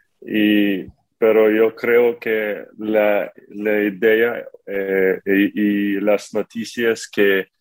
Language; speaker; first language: Spanish; non-native, learner; Ukrainian